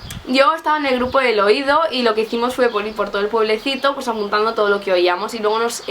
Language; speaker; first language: Spanish; native; Spanish